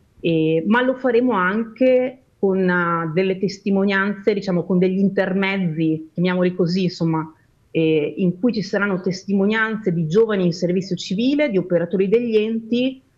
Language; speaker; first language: Italian; native; Italian